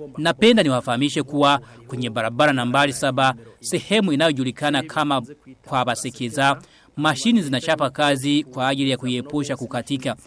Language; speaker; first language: Swahili; non-native, local second language; Rundi